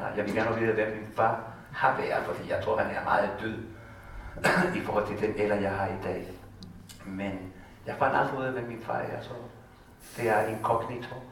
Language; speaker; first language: Danish; non-native, fluent; Spanish